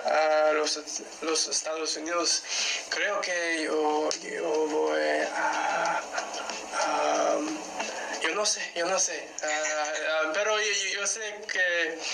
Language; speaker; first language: Spanish; non-native, learner; English